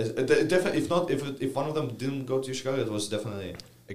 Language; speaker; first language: English; non-native, fluent; Ukrainian